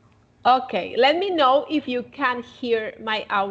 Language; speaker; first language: English; non-native, fluent; Spanish